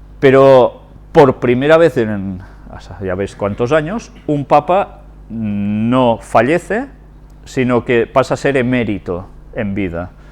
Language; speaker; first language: Spanish; non-native, local second language; Catalan